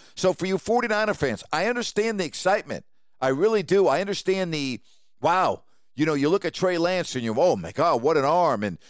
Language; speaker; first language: English; native; English